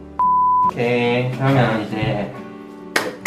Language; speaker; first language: Korean; non-native, fluent; Japanese